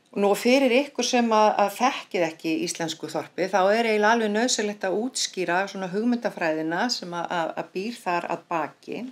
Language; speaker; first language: Icelandic; native; Icelandic